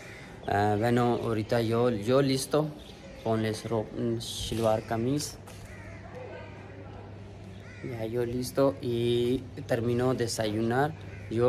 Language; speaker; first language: Spanish; non-native, learner; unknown